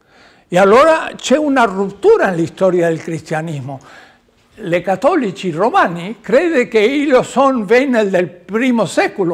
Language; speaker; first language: Italian; non-native, learner; Spanish